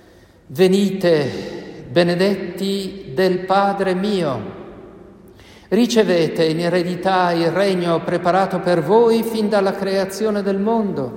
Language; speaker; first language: Italian; native; Italian